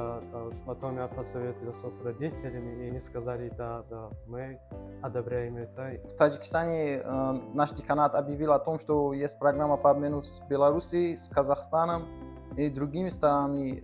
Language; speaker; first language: Russian; non-native, local second language; Tajik